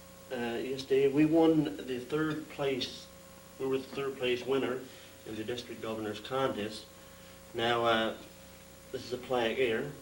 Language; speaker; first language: English; native; English